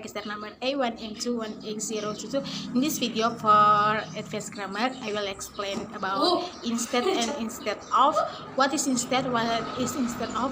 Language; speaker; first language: English; non-native, learner; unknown